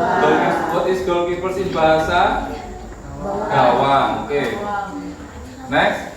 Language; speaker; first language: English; non-native, fluent; Indonesian